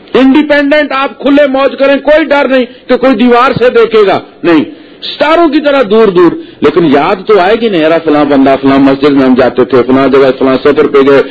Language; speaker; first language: Urdu; non-native, local second language; Punjabi